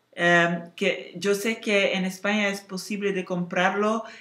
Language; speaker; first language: Spanish; non-native, learner; Dutch